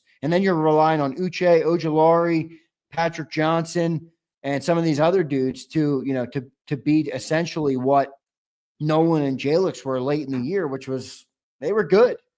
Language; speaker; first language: English; native; English